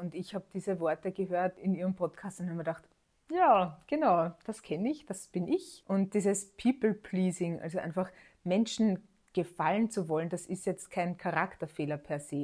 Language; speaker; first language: German; native; German